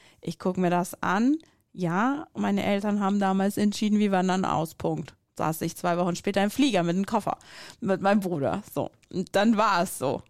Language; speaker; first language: German; non-native, fluent; Persian